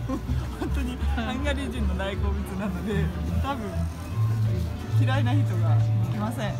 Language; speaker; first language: Japanese; non-native, fluent; Hungarian